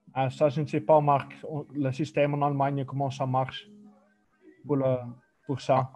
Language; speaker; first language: French; non-native, local second language; Dutch